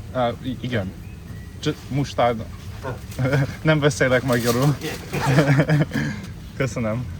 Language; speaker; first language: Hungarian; non-native, learner; English